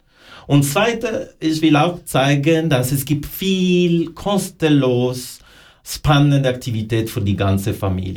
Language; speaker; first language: German; non-native, learner; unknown